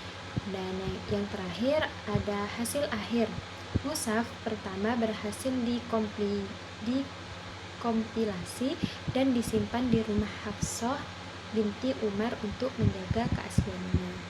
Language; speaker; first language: Indonesian; non-native, local second language; Madurese